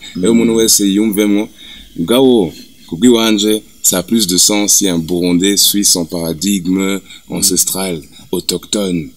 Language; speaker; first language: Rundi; early bilingual, heritage; Rundi